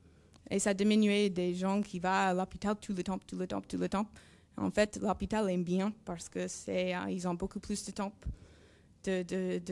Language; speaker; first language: French; non-native, learner; English